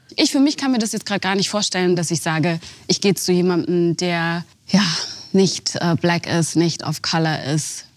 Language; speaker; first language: German; native; German